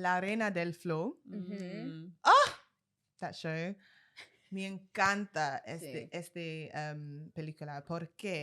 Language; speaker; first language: Spanish; non-native, learner; English